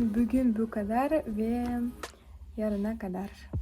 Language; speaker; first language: Turkish; non-native, learner; Kazakh